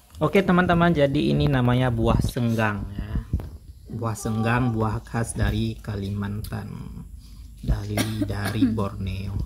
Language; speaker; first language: Indonesian; native; Indonesian